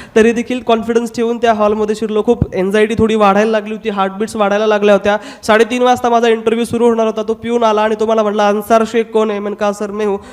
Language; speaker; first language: Marathi; non-native, local second language; Hindi